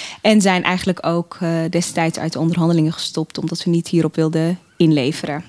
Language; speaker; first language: Dutch; early bilingual, other home language; Tigrinya